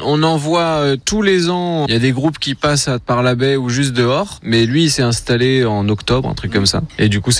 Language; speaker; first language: French; native; French